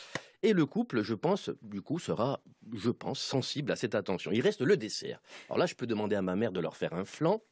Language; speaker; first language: French; native; French